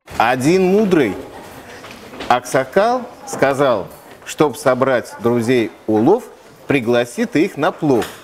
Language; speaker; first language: Russian; native; Russian